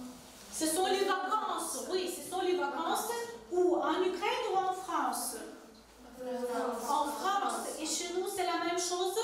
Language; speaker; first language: French; non-native, fluent; Ukrainian